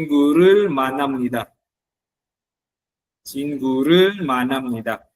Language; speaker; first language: Korean; non-native, fluent; Filipino